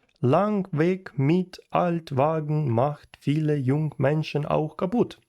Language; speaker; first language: German; non-native, learner; Ukrainian